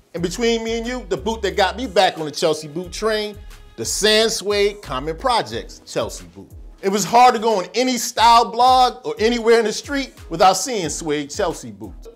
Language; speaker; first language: English; native; English